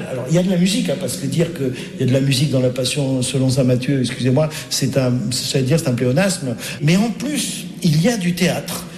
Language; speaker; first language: French; native; French